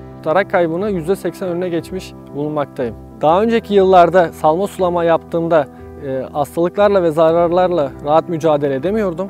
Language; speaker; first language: Turkish; native; Turkish